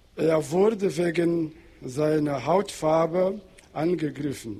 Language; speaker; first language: German; non-native, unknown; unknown